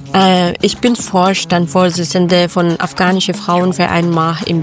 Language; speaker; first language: German; non-native, learner; Persian